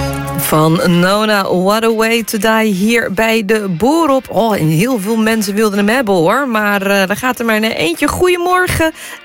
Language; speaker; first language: Dutch; native; Dutch